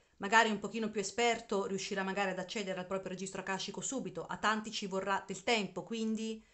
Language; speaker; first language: Italian; native; Italian